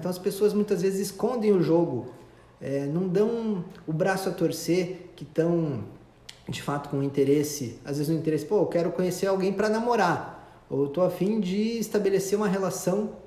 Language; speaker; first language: Portuguese; native; Portuguese